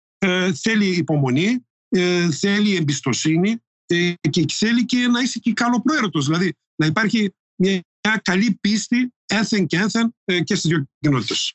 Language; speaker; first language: Greek; non-native, local second language; Turkish